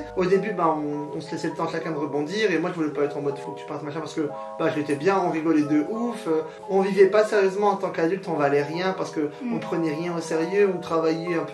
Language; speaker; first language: French; native; French